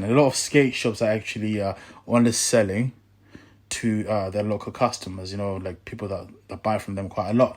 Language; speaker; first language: English; native; English